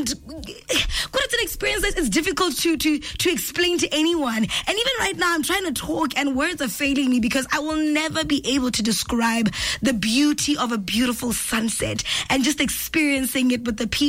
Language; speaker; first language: English; non-native, local second language; Tswana